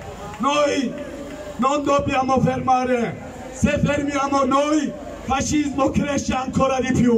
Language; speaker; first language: Italian; non-native, learner; Kurdish